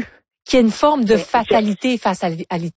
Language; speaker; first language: French; native; French